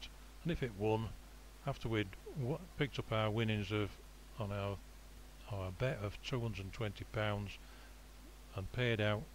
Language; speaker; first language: English; native; English